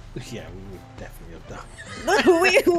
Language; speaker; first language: English; native; English